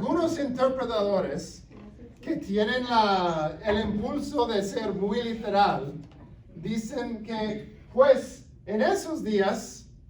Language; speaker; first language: Spanish; non-native, fluent; English